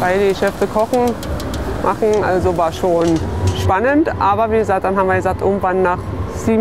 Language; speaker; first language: German; native; German